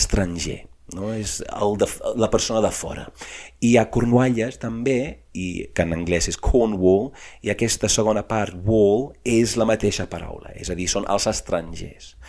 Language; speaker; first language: Catalan; non-native, fluent; English